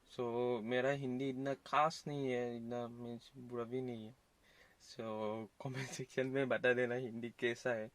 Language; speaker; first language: Hindi; non-native, local second language; Assamese